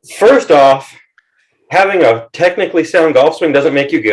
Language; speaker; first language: English; native; English